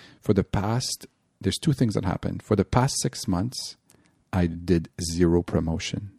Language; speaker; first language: English; non-native, local second language; French